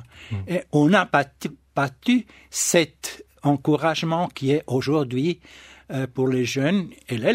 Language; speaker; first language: French; non-native, local second language; German